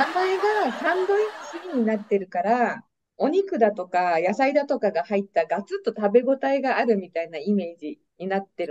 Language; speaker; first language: Japanese; native; Japanese